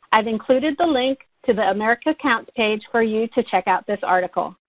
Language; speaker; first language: English; native; English